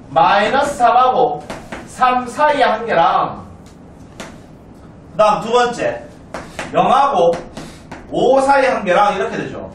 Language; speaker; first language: Korean; native; Korean